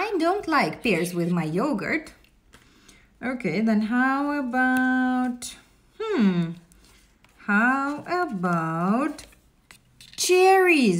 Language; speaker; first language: English; non-native, fluent; Russian